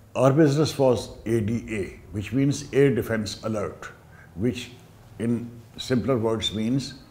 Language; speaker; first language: English; non-native, local second language; Urdu